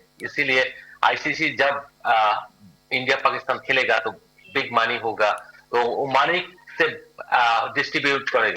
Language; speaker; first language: Hindi; non-native, learner; Bangla